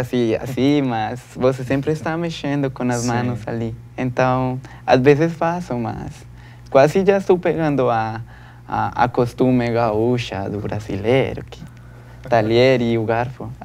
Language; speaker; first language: Portuguese; non-native, learner; Spanish